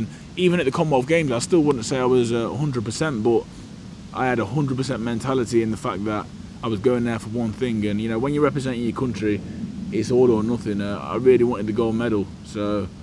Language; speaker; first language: English; native; English